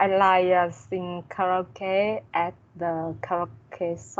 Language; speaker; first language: English; non-native, learner; Vietnamese